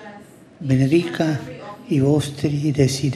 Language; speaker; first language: Italian; non-native, fluent; Spanish